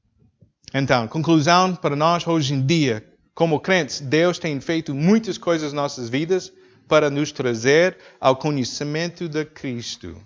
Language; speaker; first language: Portuguese; non-native, learner; English